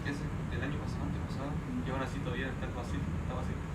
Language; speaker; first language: Spanish; native; Spanish